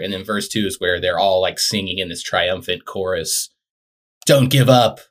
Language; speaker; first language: English; native; English